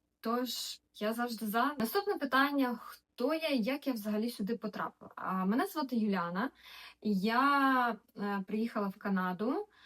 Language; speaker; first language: Ukrainian; native; Ukrainian